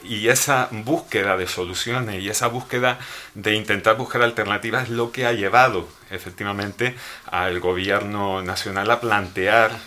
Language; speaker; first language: Spanish; native; Spanish